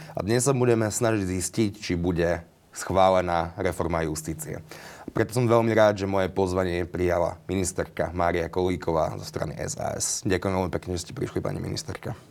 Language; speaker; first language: Slovak; native; Slovak